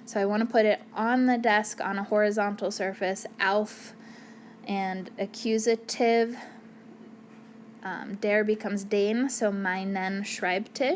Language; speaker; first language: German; non-native, fluent; English